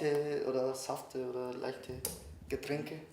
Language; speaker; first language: German; non-native, learner; Spanish